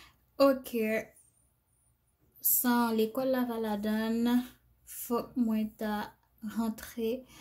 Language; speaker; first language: French; non-native, learner; Haitian Creole